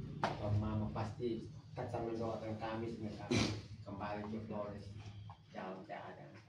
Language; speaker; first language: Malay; non-native, local second language; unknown